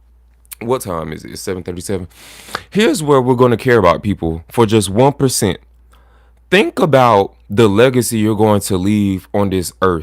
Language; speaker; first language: English; native; English